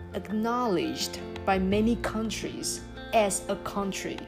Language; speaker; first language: English; non-native, fluent; Chinese